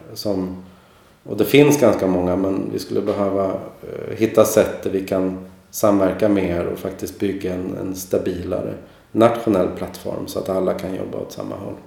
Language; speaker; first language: Swedish; native; Swedish